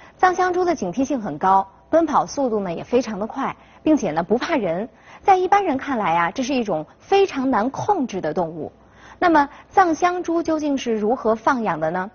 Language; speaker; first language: Chinese; native; Chinese